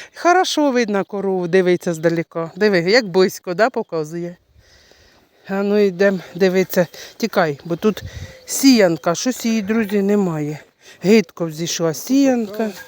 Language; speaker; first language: Ukrainian; native; Ukrainian